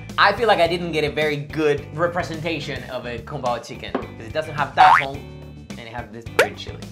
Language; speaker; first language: English; native; English